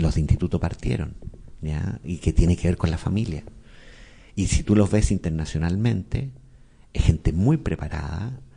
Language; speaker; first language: Spanish; native; Spanish